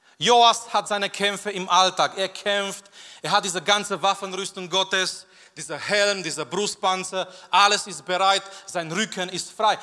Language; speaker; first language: German; non-native, fluent; Romanian